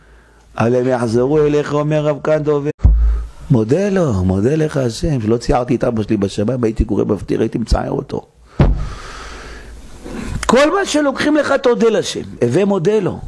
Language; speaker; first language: Hebrew; native; Hebrew